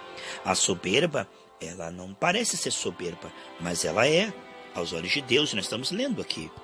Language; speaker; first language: Portuguese; native; Portuguese